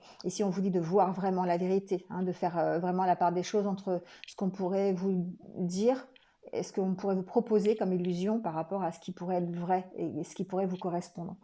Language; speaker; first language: French; native; French